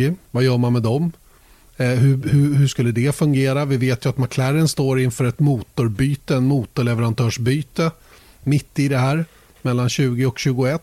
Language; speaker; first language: Swedish; native; Swedish